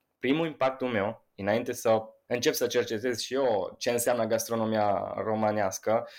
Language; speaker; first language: Romanian; non-native, fluent; Italian